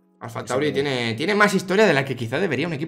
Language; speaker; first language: Spanish; native; Spanish